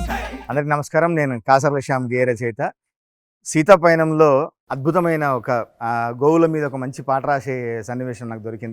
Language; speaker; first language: Telugu; native; Telugu